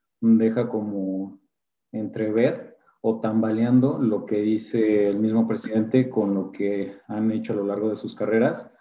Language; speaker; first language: Spanish; native; Spanish